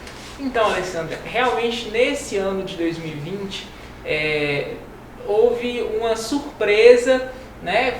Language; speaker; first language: Portuguese; native; Portuguese